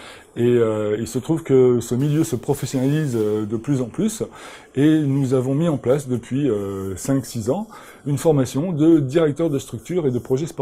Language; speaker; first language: French; native; French